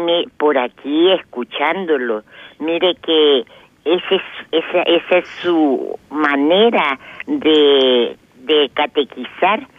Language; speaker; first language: Spanish; native; Spanish